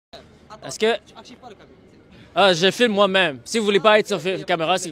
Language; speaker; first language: French; native; French